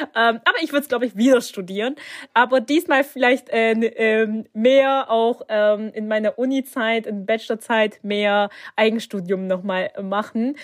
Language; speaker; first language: German; early bilingual, other home language; Turkish